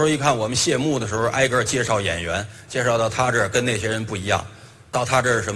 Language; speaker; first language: Chinese; native; Chinese